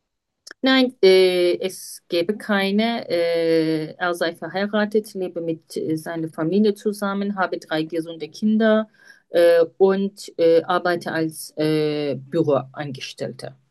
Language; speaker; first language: German; non-native, fluent; Turkish